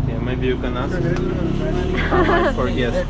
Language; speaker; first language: English; non-native, learner; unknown